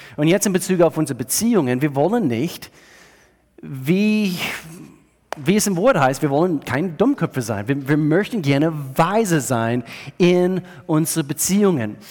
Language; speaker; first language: German; non-native, fluent; English